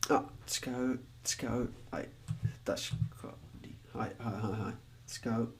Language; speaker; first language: Japanese; non-native, learner; Spanish